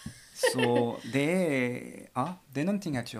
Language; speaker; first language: Swedish; non-native, fluent; French